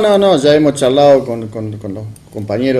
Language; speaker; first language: Spanish; native; Spanish